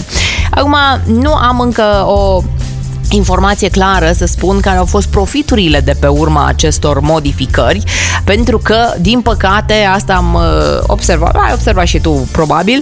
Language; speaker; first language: Romanian; native; Romanian